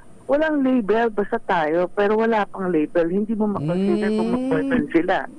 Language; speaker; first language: Filipino; native; Filipino